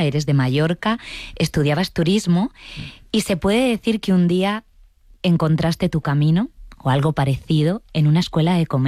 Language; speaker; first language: Spanish; native; Spanish